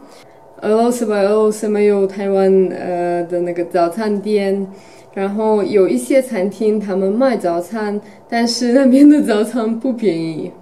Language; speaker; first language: Chinese; non-native, fluent; Russian